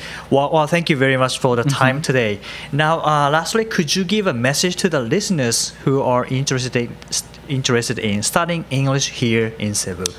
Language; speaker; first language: English; non-native, fluent; Japanese